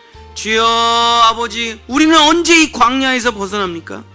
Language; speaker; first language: Korean; native; Korean